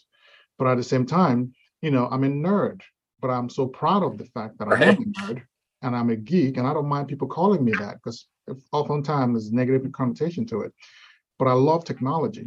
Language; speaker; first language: English; non-native, local second language; Igbo